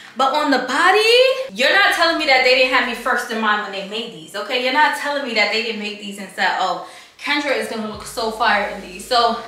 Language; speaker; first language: English; native; English